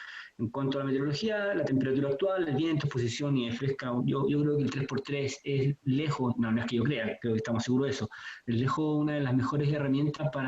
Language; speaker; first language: Spanish; native; Spanish